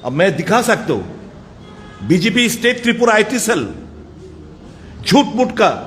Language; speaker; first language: Hindi; non-native, local second language; Bangla